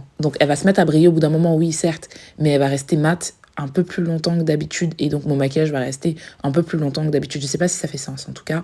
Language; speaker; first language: French; native; French